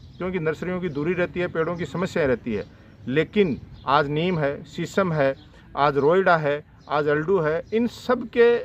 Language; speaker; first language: Hindi; native; Hindi